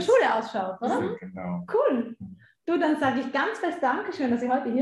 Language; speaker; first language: German; native; German